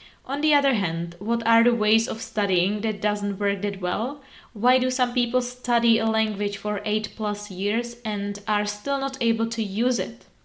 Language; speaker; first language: English; non-native, fluent; Czech